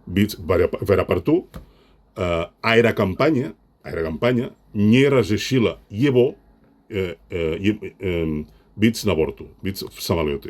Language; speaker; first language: Russian; non-native, fluent; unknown